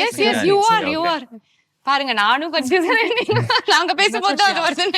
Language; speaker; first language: Tamil; native; Tamil